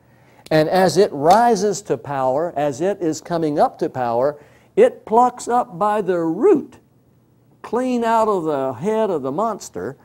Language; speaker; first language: English; native; English